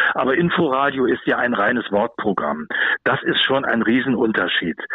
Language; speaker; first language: German; native; German